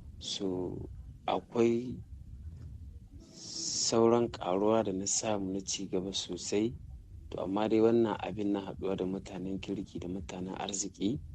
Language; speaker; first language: Hausa; native; Hausa